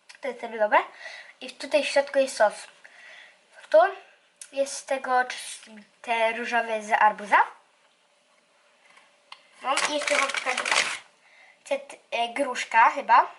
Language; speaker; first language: Polish; early bilingual, heritage; Polish